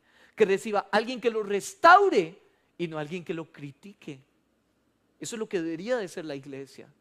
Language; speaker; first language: Spanish; native; Spanish